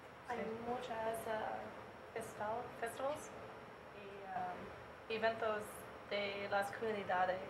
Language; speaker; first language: Spanish; non-native, learner; English